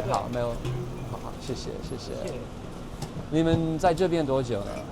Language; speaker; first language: Chinese; non-native, fluent; English